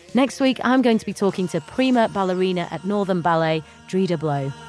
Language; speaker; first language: English; native; English